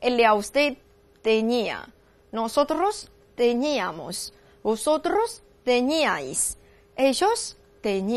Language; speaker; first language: Spanish; non-native, learner; Chinese